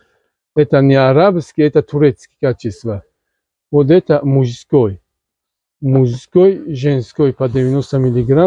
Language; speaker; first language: Russian; non-native, learner; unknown